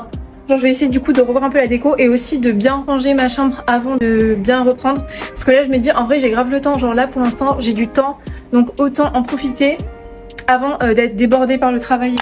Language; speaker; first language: French; native; French